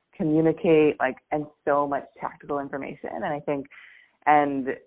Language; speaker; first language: English; native; English